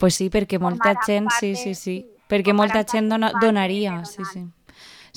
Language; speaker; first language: Catalan; native; Catalan